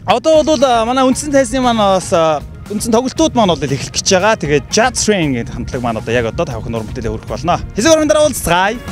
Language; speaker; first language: Mongolian; native; Mongolian